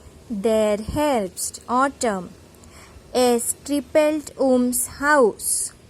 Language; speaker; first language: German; non-native, fluent; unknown